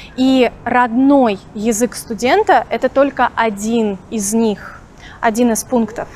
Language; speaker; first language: Russian; native; Russian